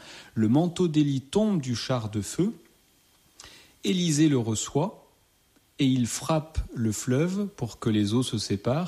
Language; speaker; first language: French; native; French